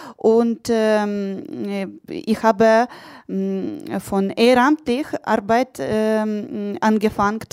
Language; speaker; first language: German; non-native, learner; Ukrainian